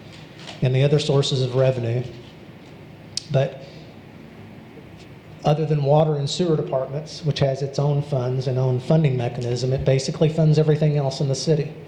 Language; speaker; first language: English; native; English